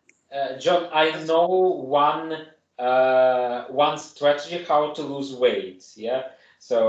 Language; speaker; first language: English; non-native, fluent; German